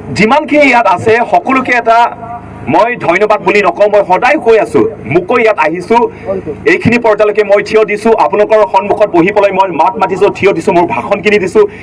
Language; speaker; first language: Assamese; non-native, local second language; Karbi